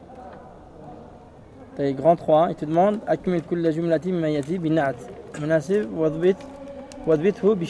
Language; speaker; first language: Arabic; non-native, fluent; French